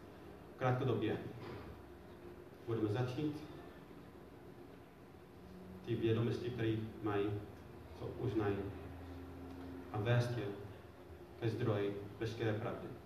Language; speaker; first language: Czech; non-native, fluent; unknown